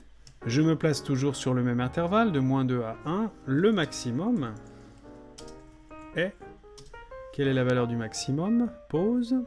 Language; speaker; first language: French; native; French